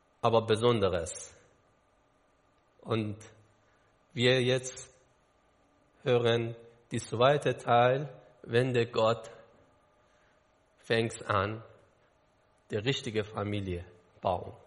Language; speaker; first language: German; non-native, learner; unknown